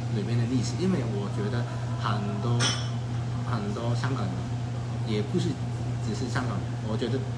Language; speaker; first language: Chinese; non-native, fluent; Cantonese